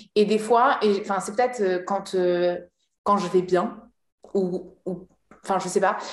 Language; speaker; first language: French; native; French